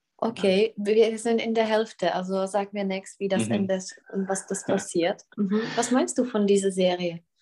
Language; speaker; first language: German; non-native, fluent; Czech